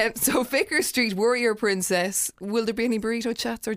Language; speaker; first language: English; native; English